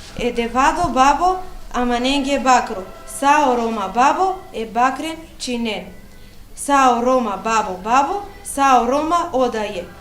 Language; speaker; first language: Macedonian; non-native, local second language; Romany